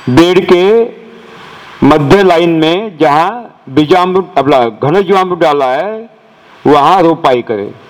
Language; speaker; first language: Hindi; non-native, local second language; Marathi